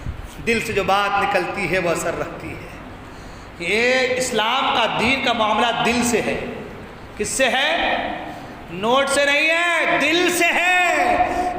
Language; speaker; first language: Urdu; native; Urdu